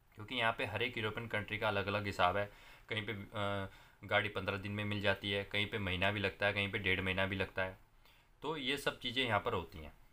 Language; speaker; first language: Hindi; non-native, local second language; Punjabi